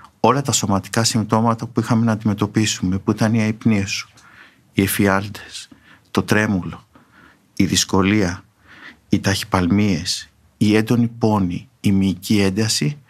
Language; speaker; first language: Greek; native; Greek